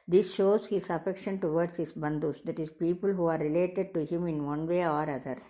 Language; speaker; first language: English; non-native, local second language; Tamil